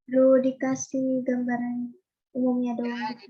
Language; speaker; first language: Indonesian; native; Indonesian